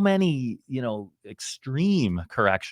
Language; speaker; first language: English; native; English